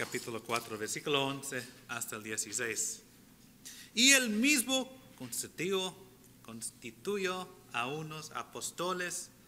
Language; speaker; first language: Spanish; early bilingual, heritage; English